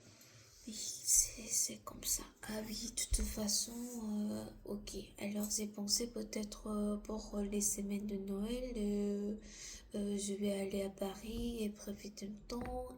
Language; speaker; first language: French; non-native, learner; Korean